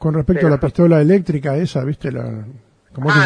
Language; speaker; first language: Spanish; native; Spanish